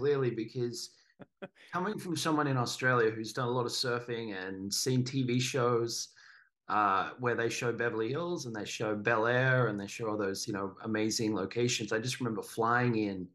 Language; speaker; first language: English; native; English